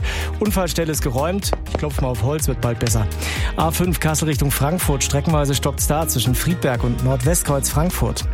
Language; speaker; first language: German; native; German